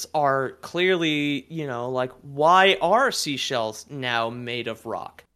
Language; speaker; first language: English; native; English